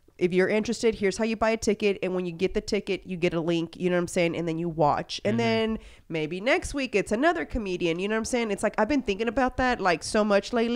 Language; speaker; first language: English; early bilingual, other home language; Spanish